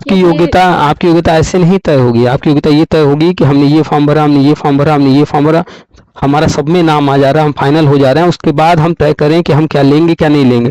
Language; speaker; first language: Hindi; native; Hindi